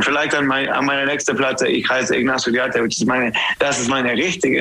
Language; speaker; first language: German; non-native, fluent; English